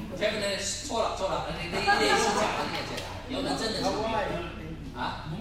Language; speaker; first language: Chinese; non-native, local second language; Cantonese